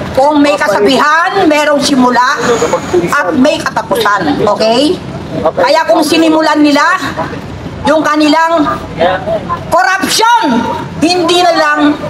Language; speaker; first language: Filipino; native; Filipino